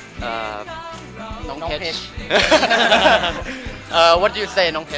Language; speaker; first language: English; non-native, learner; Thai